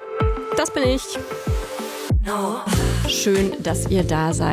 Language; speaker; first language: German; native; German